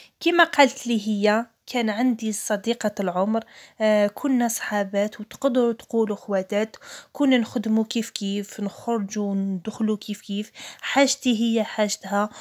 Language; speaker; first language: Arabic; non-native, local second language; Kabyle